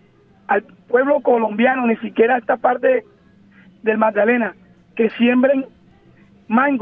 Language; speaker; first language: Spanish; native; Spanish